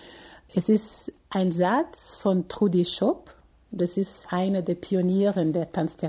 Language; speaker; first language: German; non-native, fluent; Portuguese